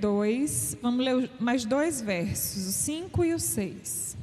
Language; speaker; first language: Portuguese; native; Portuguese